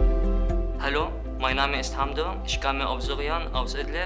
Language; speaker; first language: German; non-native, learner; Arabic